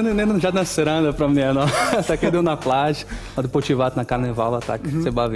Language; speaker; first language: Czech; non-native, learner; Portuguese